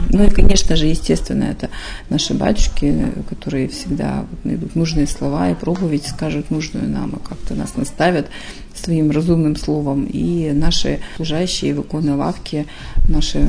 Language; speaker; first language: Russian; native; Russian